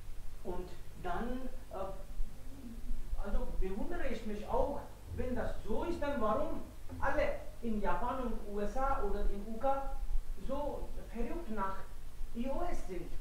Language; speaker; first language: German; non-native, fluent; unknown